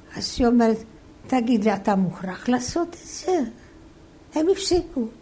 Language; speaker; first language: Hebrew; non-native, fluent; Polish